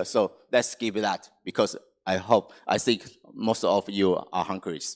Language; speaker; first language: English; non-native, fluent; Chinese